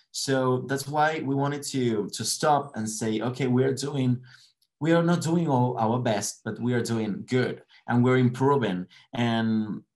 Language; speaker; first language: English; non-native, learner; Spanish